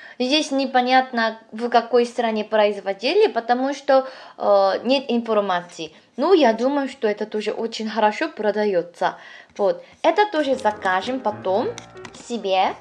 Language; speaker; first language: Russian; non-native, fluent; Korean